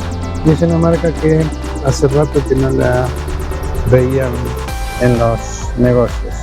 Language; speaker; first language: Spanish; native; Spanish